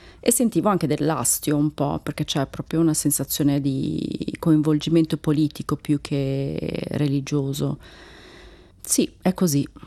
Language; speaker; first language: Italian; early bilingual, other home language; Turkish